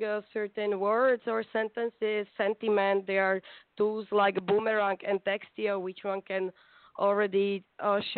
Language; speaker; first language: English; non-native, fluent; Slovak